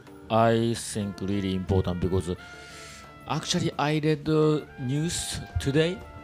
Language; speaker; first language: English; non-native, learner; Japanese